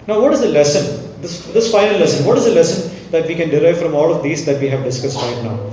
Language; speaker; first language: English; non-native, local second language; Malayalam